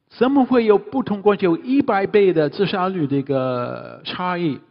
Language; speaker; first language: Chinese; non-native, fluent; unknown